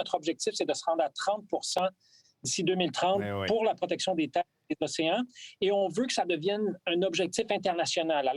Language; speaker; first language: French; native; French